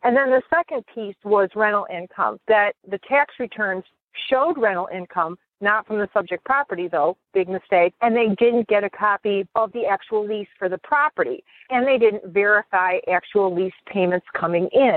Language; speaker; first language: English; native; English